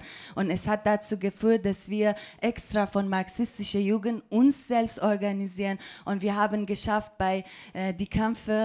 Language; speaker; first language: German; non-native, fluent; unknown